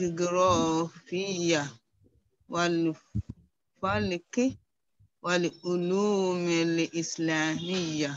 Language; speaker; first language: Arabic; non-native, learner; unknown